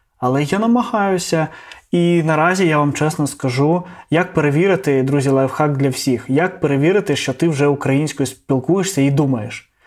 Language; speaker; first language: Ukrainian; non-native, local second language; Russian